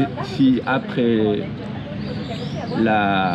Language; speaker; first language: Italian; non-native, fluent; French